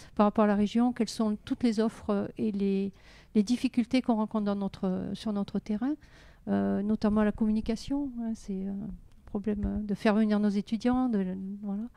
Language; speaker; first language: French; native; French